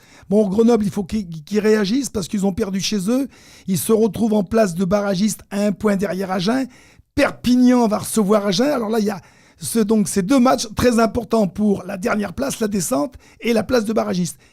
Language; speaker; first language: French; native; French